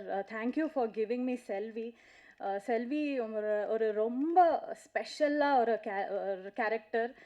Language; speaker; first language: Tamil; non-native, learner; Kannada